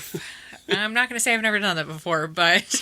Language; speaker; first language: English; native; English